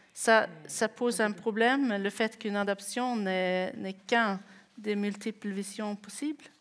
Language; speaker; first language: French; non-native, fluent; Swedish